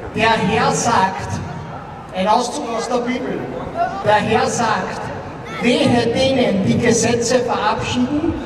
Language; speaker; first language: German; native; German